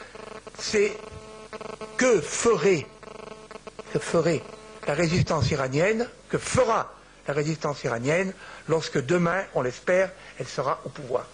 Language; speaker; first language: French; native; French